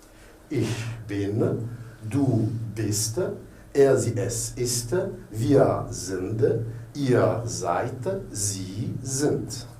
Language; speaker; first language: German; non-native, fluent; Arabic